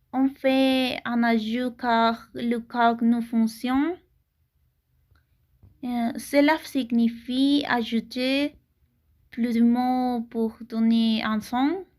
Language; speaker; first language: French; non-native, learner; Spanish